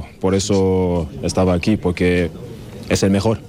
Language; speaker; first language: Spanish; non-native, learner; German